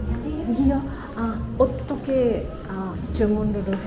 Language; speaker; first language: Korean; non-native, learner; Japanese